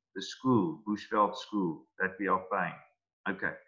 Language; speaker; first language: English; non-native, local second language; Afrikaans